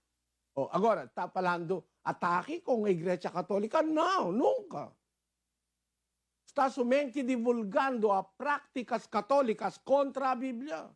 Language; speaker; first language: Portuguese; non-native, learner; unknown